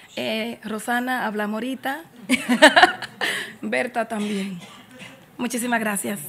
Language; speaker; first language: Spanish; native; Spanish